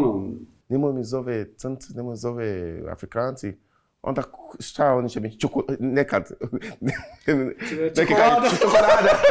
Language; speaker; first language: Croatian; non-native, learner; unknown